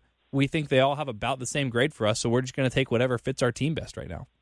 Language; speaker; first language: English; native; English